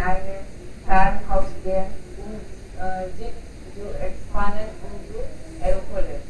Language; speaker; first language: German; non-native, learner; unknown